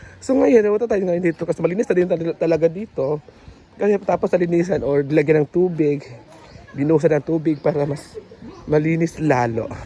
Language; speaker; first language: Filipino; non-native, local second language; Cebuano